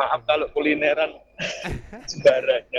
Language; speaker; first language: Indonesian; native; Indonesian